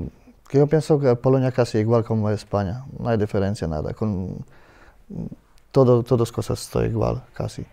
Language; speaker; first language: Spanish; non-native, learner; Polish